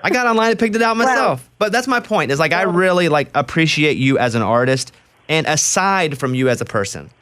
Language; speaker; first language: English; native; English